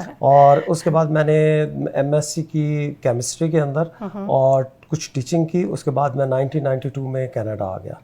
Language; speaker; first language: Urdu; non-native, local second language; Pashto